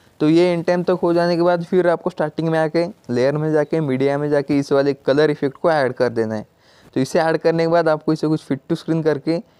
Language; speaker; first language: Hindi; non-native, local second language; Marathi